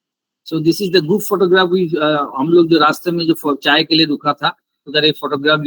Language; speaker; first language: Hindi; non-native, local second language; Bangla